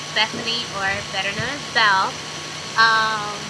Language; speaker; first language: English; native; English